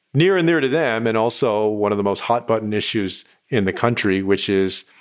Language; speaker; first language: English; native; English